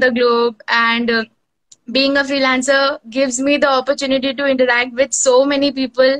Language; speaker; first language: English; non-native, local second language; Bangla